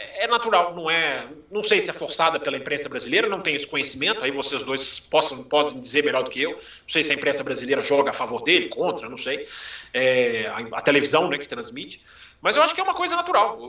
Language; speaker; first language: Portuguese; native; Portuguese